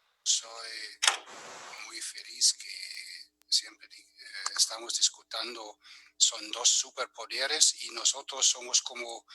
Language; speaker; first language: Spanish; non-native, fluent; German